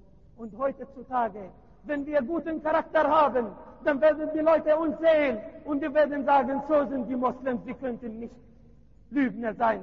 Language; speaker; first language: German; non-native, learner; Arabic